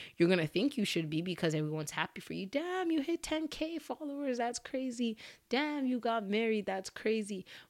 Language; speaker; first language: English; early bilingual, other home language; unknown